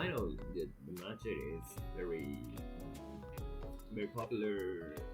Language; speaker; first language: English; non-native, fluent; Japanese